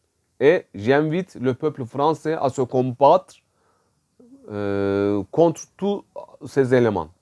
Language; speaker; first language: French; non-native, fluent; Turkish